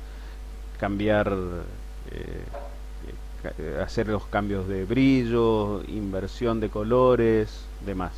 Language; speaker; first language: Spanish; native; Spanish